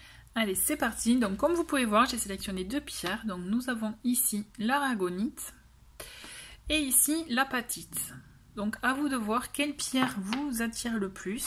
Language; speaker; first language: French; native; French